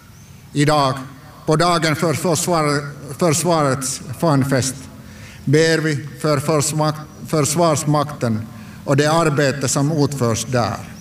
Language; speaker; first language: Swedish; non-native, local second language; Finnish